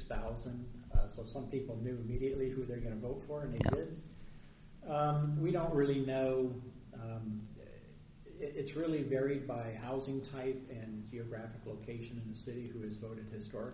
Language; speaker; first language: English; native; English